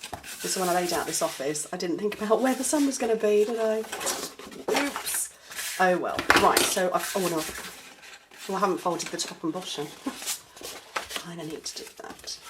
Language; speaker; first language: English; native; English